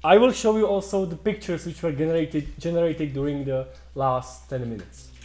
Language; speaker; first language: English; non-native, fluent; Czech